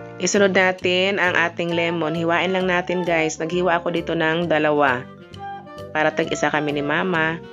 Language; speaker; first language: Filipino; non-native, local second language; Cebuano